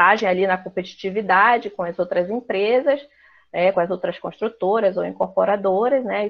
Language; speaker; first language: Portuguese; native; Portuguese